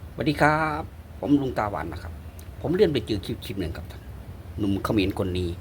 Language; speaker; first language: Thai; native; Thai